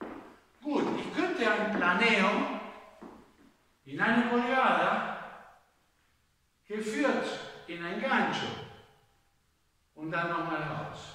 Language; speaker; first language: German; non-native, fluent; Spanish